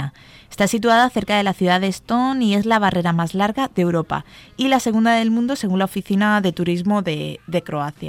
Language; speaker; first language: Spanish; native; Spanish